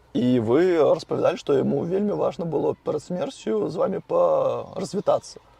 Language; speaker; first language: Belarusian; non-native, local second language; Russian